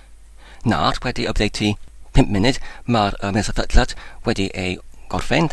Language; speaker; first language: Welsh; non-native, learner; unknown